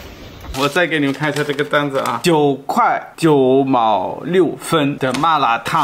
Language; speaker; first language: Chinese; non-native, fluent; German